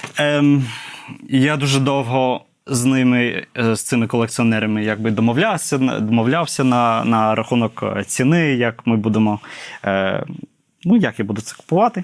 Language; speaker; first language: Ukrainian; non-native, fluent; English